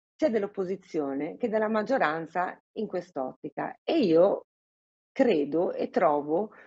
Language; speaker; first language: Italian; native; Italian